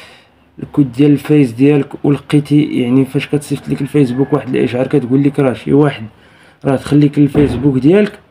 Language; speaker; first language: Arabic; native; Arabic